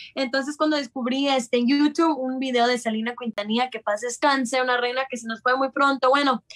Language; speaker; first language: Spanish; early bilingual, heritage; Spanish